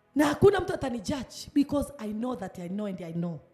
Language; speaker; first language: English; non-native, local second language; Swahili